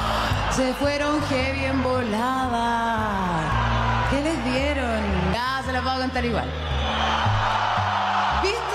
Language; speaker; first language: Spanish; native; Spanish